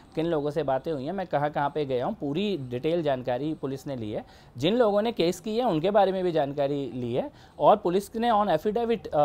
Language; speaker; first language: Hindi; native; Hindi